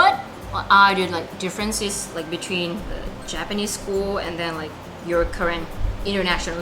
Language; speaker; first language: English; non-native, fluent; Japanese